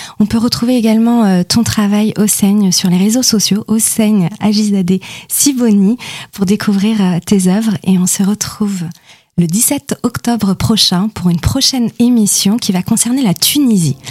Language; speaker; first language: French; native; French